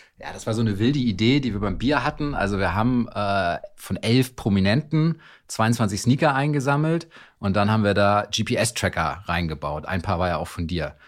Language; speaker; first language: German; native; German